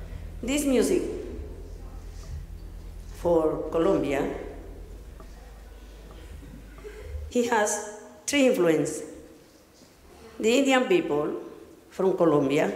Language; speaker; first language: English; non-native, learner; Spanish